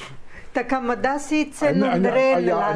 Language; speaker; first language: German; non-native, learner; Italian